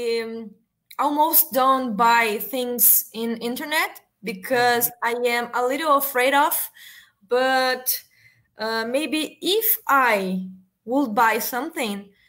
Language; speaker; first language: English; non-native, learner; Portuguese